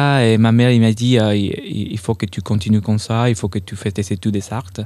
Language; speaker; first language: French; non-native, fluent; Spanish